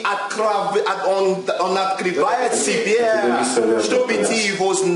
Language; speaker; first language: Russian; non-native, learner; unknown